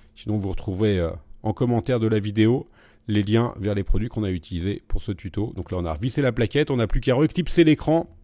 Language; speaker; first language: French; native; French